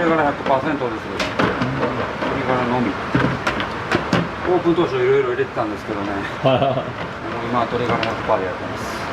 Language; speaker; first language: Japanese; native; Japanese